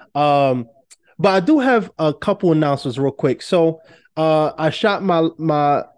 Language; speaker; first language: English; native; English